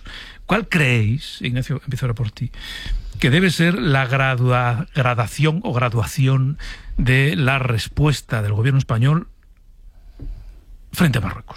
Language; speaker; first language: Spanish; native; Spanish